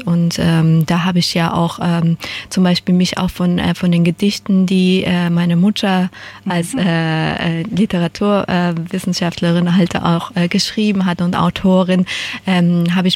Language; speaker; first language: German; non-native, fluent; Persian